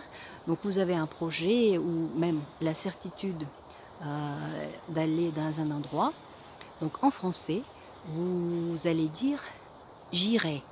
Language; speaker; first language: French; non-native, fluent; Russian